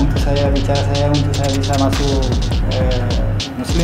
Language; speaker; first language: Indonesian; non-native, fluent; Spanish